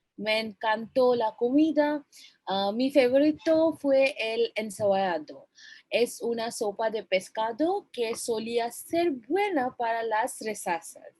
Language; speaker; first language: Spanish; non-native, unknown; Bangla